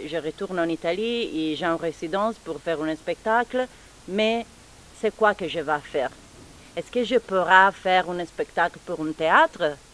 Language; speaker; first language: French; non-native, fluent; Italian